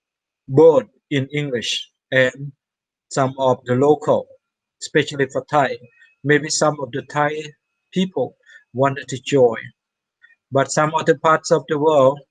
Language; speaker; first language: English; non-native, fluent; Thai